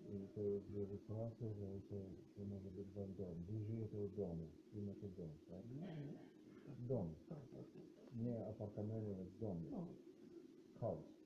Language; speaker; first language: Polish; non-native, learner; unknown